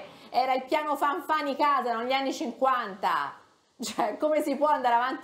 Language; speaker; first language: Italian; native; Italian